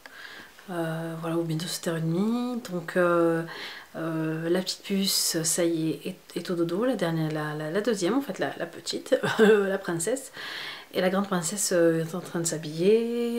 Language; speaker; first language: French; native; French